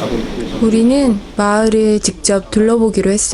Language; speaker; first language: Korean; native; Korean